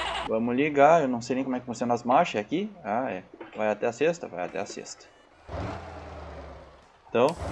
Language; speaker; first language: Portuguese; native; Portuguese